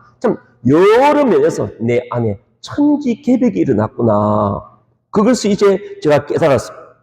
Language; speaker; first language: Korean; native; Korean